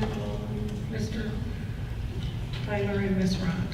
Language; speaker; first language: English; native; English